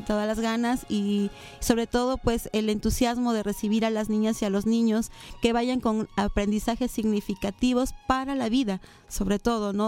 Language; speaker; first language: Spanish; native; Spanish